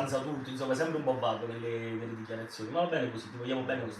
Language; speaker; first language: Italian; native; Italian